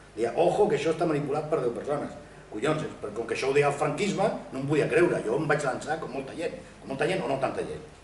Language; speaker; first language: Catalan; non-native, local second language; Spanish